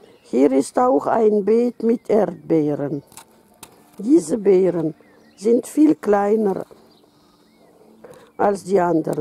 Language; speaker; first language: German; non-native, learner; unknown